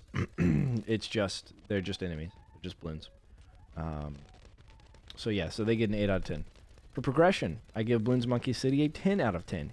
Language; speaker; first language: English; native; English